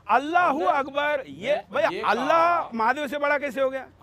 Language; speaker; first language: Hindi; non-native, local second language; Marathi